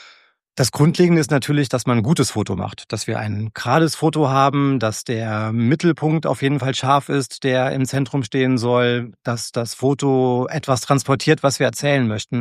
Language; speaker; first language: German; native; German